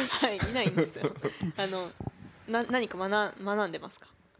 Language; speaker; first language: Japanese; native; Japanese